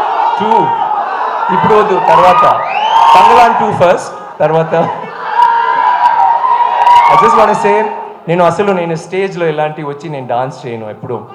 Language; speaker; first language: Telugu; non-native, local second language; Tamil